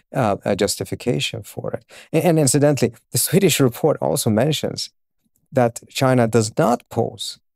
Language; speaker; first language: English; early bilingual, other home language; Swedish